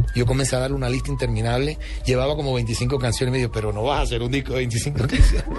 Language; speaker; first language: Spanish; native; Spanish